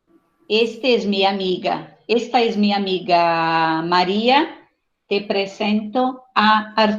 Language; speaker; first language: Spanish; non-native, fluent; Portuguese